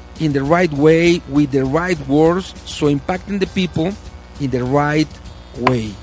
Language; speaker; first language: English; non-native, learner; Spanish